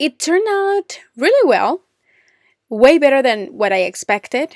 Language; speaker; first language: English; non-native, fluent; Spanish